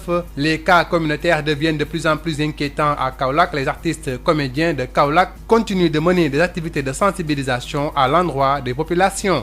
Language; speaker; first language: French; non-native, local second language; Wolof